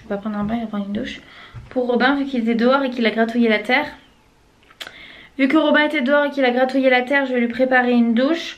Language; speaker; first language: French; native; French